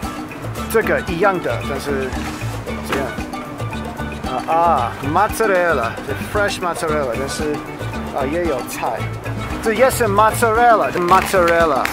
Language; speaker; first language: Chinese; non-native, learner; English